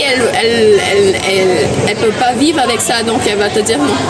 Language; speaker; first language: French; non-native, fluent; Thai